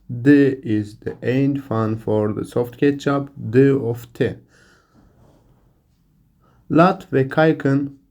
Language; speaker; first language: Dutch; non-native, learner; Turkish